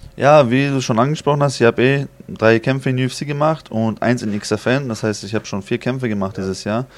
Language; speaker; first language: German; early bilingual, other home language; Chechen